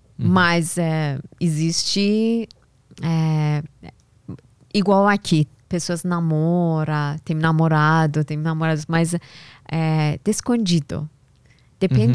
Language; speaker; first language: Portuguese; non-native, learner; Persian